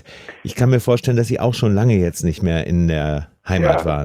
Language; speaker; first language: German; native; German